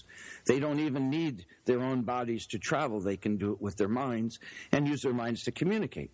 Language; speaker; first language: English; native; English